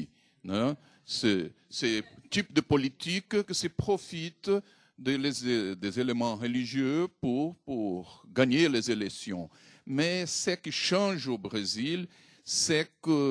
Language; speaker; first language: French; non-native, fluent; Portuguese